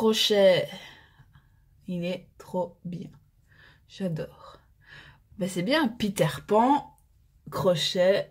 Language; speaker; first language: French; native; French